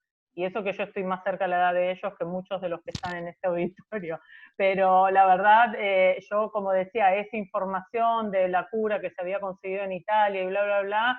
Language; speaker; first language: Spanish; native; Spanish